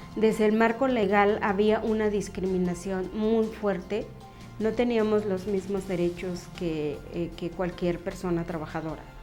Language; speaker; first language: Spanish; non-native, local second language; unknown